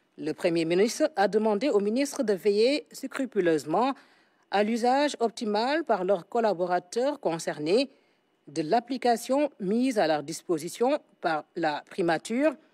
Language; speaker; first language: French; non-native, local second language; Wolof